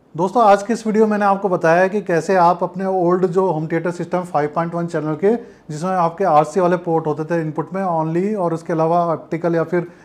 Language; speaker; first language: Hindi; native; Hindi